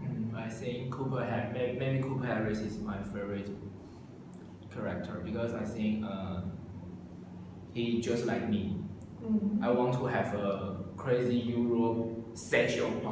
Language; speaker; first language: English; non-native, learner; Chinese